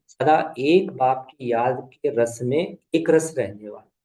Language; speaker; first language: Hindi; non-native, local second language; Kannada